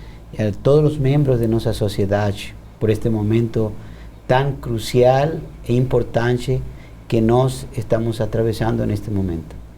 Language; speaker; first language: Portuguese; non-native, fluent; Spanish